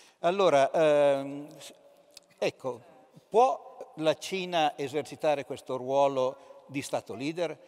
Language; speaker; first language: Italian; native; Italian